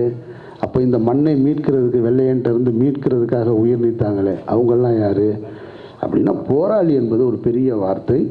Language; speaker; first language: Tamil; native; Tamil